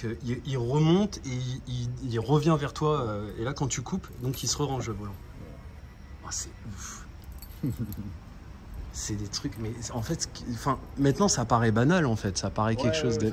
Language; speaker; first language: French; native; French